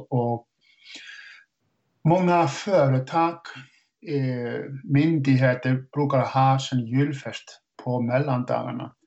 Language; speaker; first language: Swedish; non-native, fluent; Icelandic